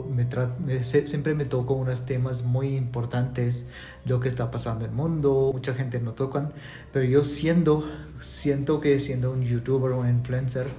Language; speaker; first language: Spanish; non-native, fluent; Urdu